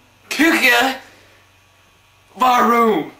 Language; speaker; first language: German; non-native, learner; English